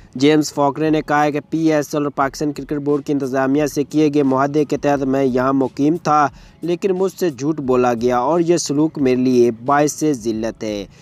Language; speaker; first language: Urdu; native; Urdu